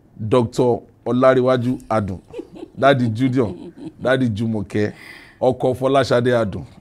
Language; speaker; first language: Yoruba; non-native, local second language; Hausa